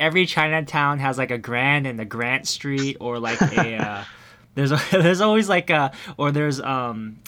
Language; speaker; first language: English; early bilingual, other home language; Min Nan Chinese